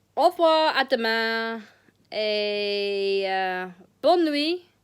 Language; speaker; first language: French; non-native, learner; English